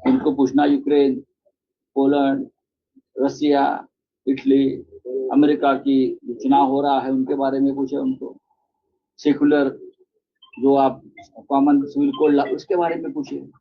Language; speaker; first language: Hindi; non-native, local second language; Marathi